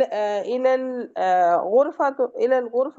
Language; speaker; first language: Arabic; non-native, learner; Urdu